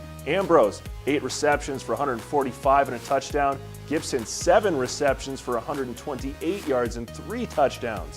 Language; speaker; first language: English; native; English